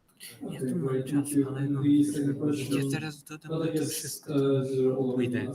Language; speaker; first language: Polish; non-native, fluent; Ukrainian